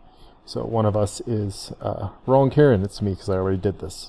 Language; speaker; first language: English; native; English